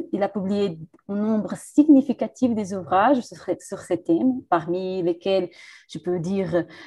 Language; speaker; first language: French; non-native, fluent; Portuguese